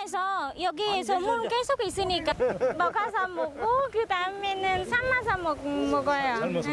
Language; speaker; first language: Korean; non-native, learner; Vietnamese